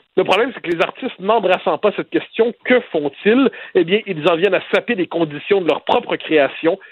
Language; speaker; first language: French; native; French